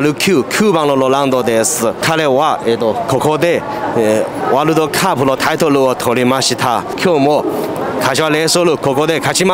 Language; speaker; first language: Japanese; non-native, learner; Chinese